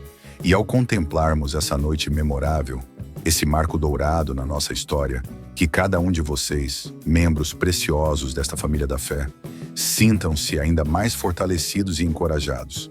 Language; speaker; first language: Portuguese; native; Portuguese